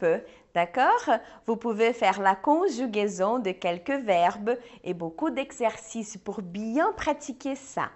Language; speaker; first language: French; non-native, fluent; Portuguese